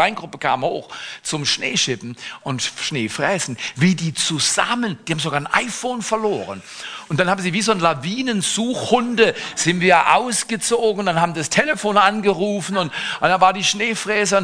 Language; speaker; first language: German; native; German